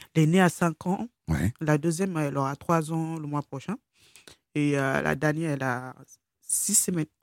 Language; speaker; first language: French; non-native, fluent; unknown